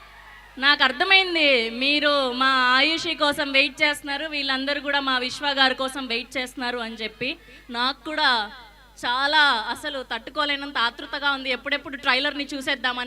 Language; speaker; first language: Telugu; native; Telugu